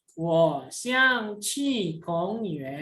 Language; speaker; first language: Chinese; non-native, fluent; Indonesian